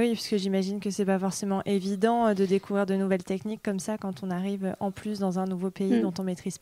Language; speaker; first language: French; native; French